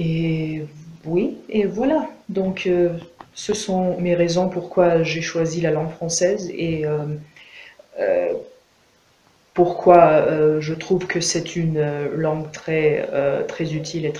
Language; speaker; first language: French; non-native, fluent; Croatian